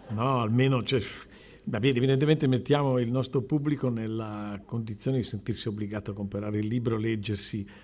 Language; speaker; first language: Italian; native; Italian